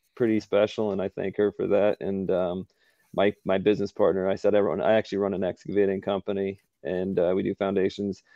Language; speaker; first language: English; native; English